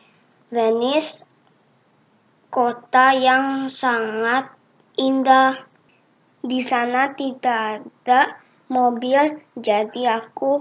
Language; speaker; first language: Indonesian; early bilingual, heritage; Indonesian